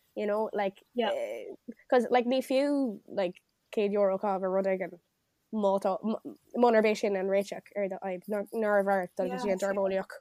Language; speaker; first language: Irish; native; Irish